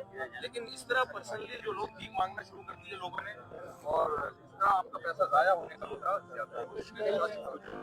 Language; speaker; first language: Urdu; native; Urdu